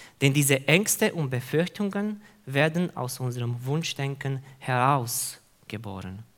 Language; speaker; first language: German; non-native, fluent; Hungarian